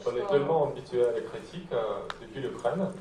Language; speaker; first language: French; non-native, fluent; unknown